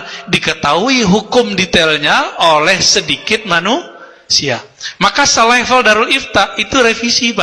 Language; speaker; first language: Indonesian; native; Indonesian